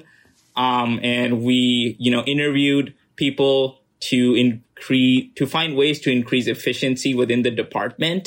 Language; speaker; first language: English; non-native, local second language; Urdu